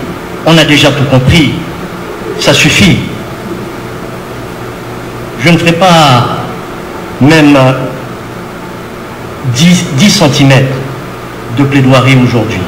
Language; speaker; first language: French; non-native, local second language; Haitian Creole